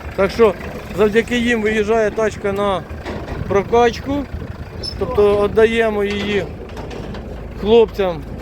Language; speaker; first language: Ukrainian; native; Ukrainian